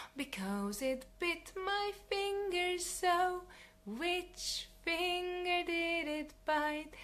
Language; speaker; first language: English; non-native, fluent; Hungarian